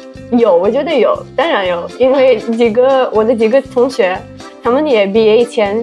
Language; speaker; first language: Chinese; non-native, fluent; Russian